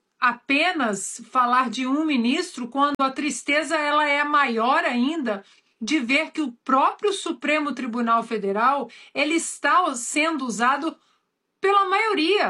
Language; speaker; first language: Portuguese; native; Portuguese